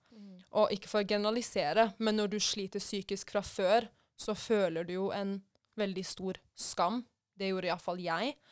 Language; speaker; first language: Norwegian; early bilingual, other home language; Persian